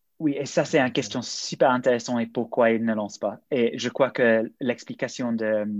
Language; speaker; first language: French; non-native, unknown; English